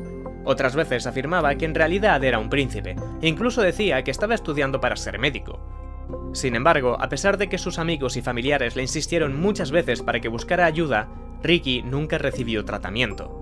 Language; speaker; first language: Spanish; native; Spanish